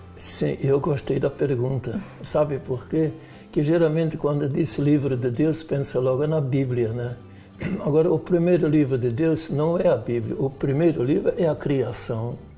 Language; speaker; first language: Portuguese; non-native, fluent; Dutch